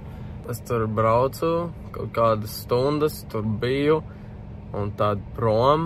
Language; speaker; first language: Latvian; early bilingual, heritage; Latvian